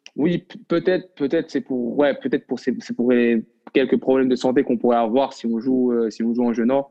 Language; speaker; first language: French; non-native, local second language; Arabic